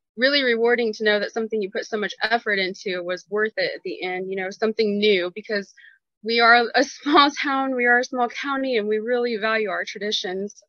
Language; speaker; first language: English; native; English